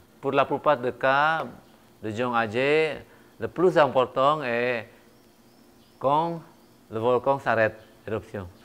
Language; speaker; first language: French; non-native, fluent; Indonesian